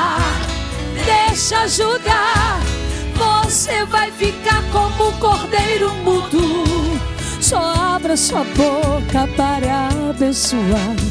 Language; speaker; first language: Portuguese; native; Portuguese